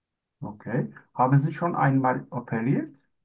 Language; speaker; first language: German; non-native, learner; Turkish